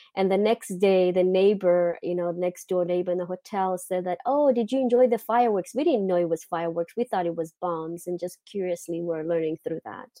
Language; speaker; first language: English; non-native, fluent; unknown